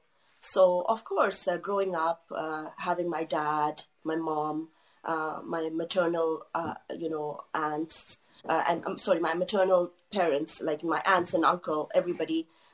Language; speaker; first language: English; non-native, local second language; Urdu